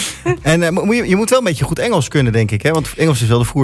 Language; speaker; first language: Dutch; native; Dutch